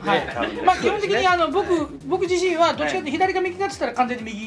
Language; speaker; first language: Japanese; native; Japanese